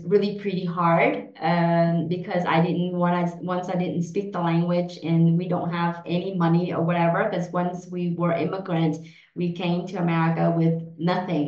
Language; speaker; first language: English; early bilingual, other home language; Vietnamese